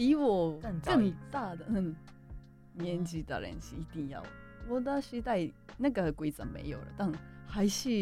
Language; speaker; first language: Chinese; non-native, fluent; Japanese